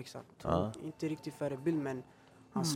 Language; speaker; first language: Swedish; early bilingual, other home language; Albanian